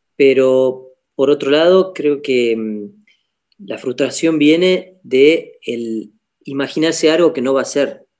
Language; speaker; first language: Spanish; native; Spanish